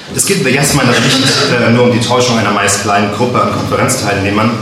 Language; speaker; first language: German; native; German